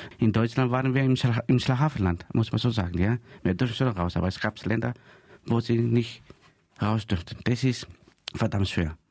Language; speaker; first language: German; non-native, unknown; Greek